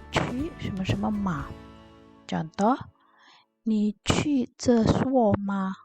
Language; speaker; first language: Chinese; non-native, fluent; Indonesian